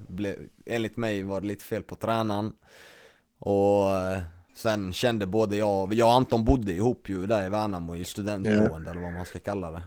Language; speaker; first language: Swedish; early bilingual, other home language; Albanian